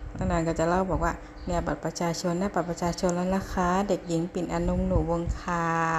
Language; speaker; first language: Thai; native; Thai